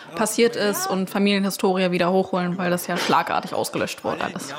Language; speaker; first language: German; native; German